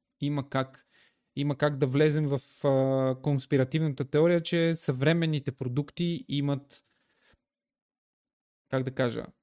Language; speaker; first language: Bulgarian; native; Bulgarian